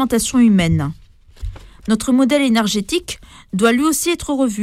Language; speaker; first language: French; native; French